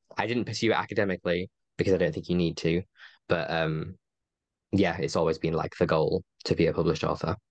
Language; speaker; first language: English; native; English